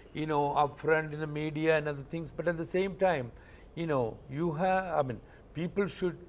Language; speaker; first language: English; non-native, local second language; Malayalam